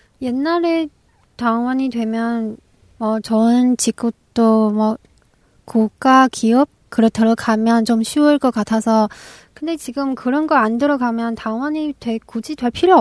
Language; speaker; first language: Korean; non-native, local second language; Chinese